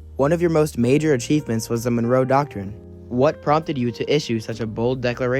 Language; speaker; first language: English; native; English